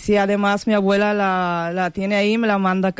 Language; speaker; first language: Spanish; non-native, fluent; Bulgarian